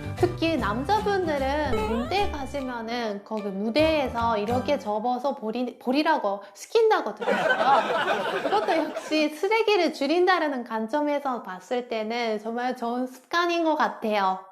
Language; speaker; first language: Korean; non-native, fluent; Japanese